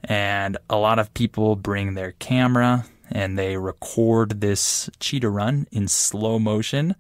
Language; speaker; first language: English; native; English